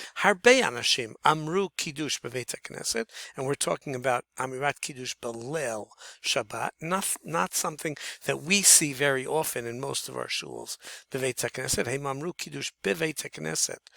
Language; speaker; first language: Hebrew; non-native, fluent; English